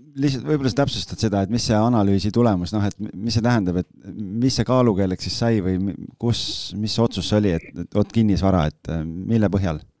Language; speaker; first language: Estonian; native; Estonian